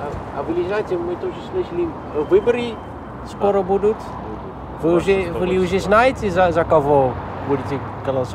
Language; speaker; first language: Russian; non-native, learner; Dutch